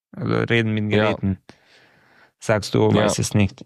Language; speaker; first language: German; non-native, fluent; Romanian